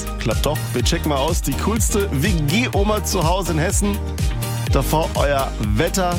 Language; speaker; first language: German; native; German